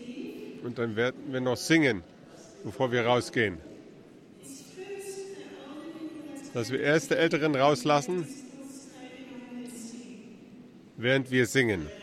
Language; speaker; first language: German; early bilingual, heritage; German